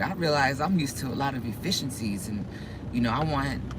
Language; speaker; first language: English; native; English